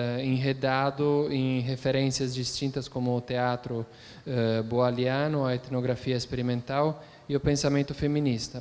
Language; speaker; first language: Portuguese; non-native, fluent; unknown